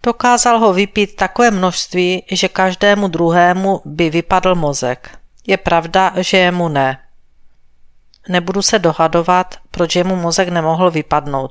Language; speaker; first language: Czech; native; Czech